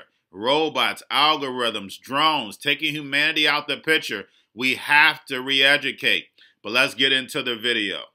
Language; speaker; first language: English; native; English